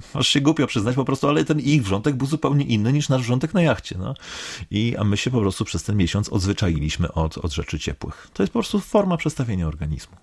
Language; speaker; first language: Polish; native; Polish